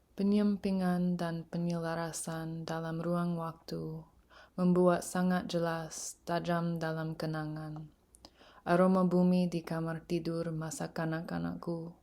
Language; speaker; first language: Indonesian; early bilingual, heritage; English